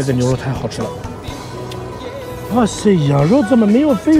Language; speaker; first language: Chinese; non-native, fluent; Arabic